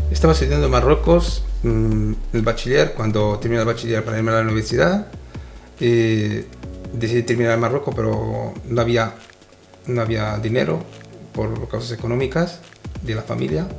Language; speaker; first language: Spanish; non-native, fluent; Arabic